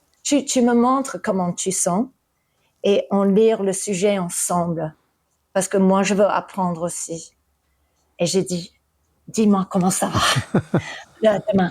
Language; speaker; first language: French; early bilingual, heritage; English